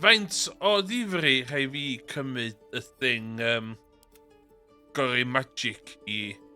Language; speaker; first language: Welsh; non-native, learner; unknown